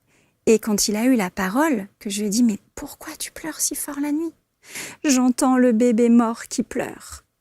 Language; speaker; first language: French; native; French